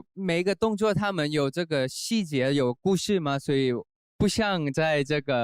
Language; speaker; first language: Chinese; non-native, fluent; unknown